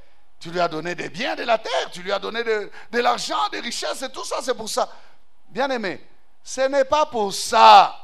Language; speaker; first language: French; non-native, local second language; Swahili